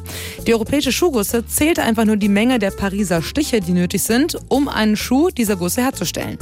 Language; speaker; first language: German; native; German